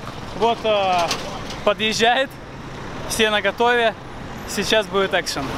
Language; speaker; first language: Russian; native; Russian